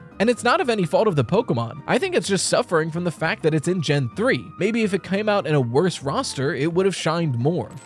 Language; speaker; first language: English; native; English